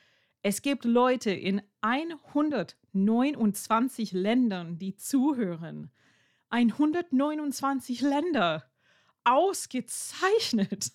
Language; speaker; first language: German; non-native, fluent; English